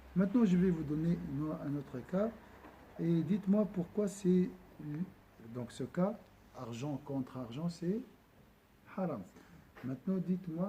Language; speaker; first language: French; non-native, local second language; Arabic